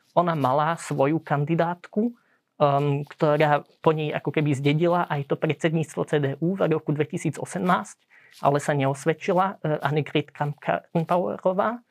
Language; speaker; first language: Slovak; early bilingual, heritage; Slovak